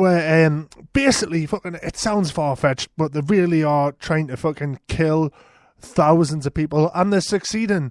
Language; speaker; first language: English; native; English